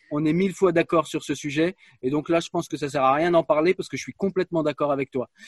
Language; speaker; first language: French; native; French